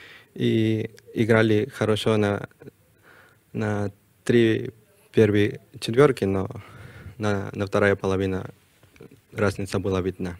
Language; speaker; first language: Russian; non-native, learner; Spanish